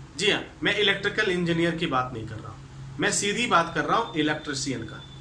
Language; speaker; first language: Hindi; native; Hindi